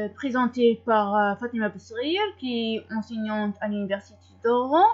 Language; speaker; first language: French; non-native, local second language; Arabic